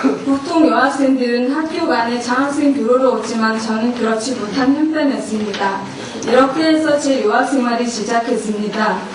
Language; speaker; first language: Korean; non-native, fluent; Mongolian